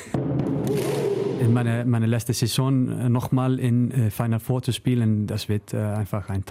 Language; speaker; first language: German; non-native, fluent; Icelandic